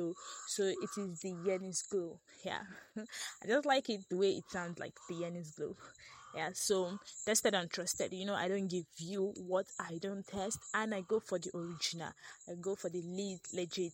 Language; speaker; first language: English; non-native, local second language; Yoruba